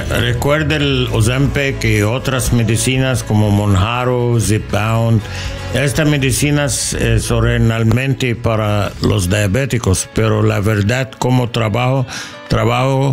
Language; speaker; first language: Spanish; non-native, learner; English